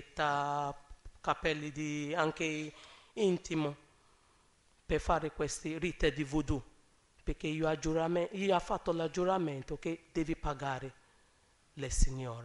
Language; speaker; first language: Italian; non-native, learner; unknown